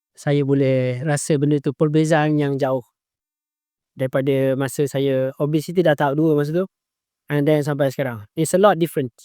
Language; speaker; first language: Malay; native; Malay